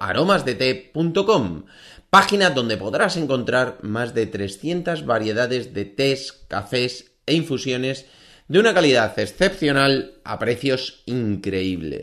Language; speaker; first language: Spanish; native; Spanish